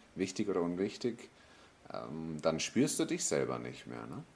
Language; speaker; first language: German; native; German